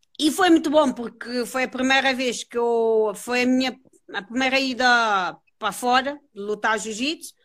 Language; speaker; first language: Portuguese; non-native, local second language; Kabuverdianu